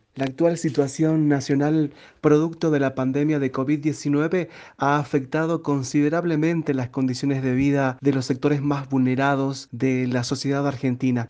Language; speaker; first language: Spanish; native; Spanish